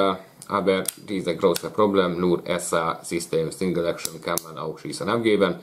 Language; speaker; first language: German; non-native, learner; Hungarian